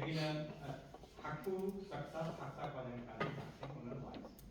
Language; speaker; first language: Korean; non-native, fluent; Hindi